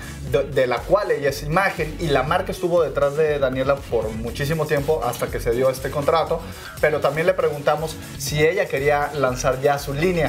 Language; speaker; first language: Spanish; native; Spanish